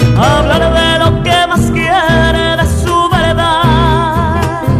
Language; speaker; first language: Spanish; native; Spanish